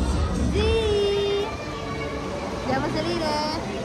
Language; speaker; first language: Italian; non-native, learner; Filipino